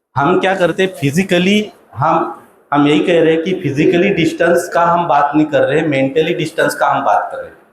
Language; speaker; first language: Hindi; non-native, local second language; Marathi